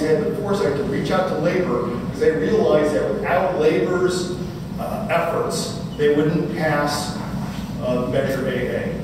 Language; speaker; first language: English; native; English